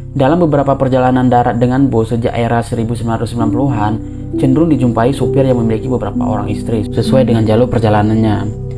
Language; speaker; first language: Indonesian; non-native, local second language; Achinese